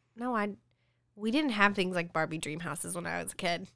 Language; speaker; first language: English; early bilingual, other home language; Spanish